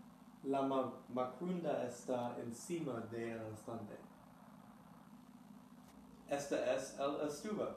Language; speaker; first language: Spanish; non-native, learner; English